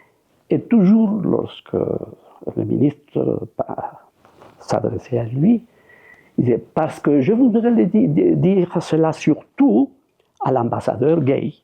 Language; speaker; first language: French; non-native, fluent; Spanish